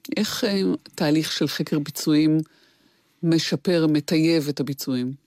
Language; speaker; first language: Hebrew; native; Hebrew